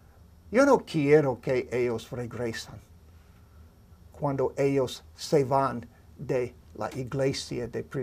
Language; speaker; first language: Spanish; non-native, learner; English